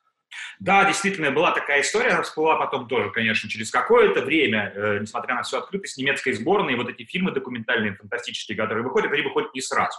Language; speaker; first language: Russian; native; Russian